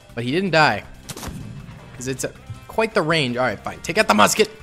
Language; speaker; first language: English; native; English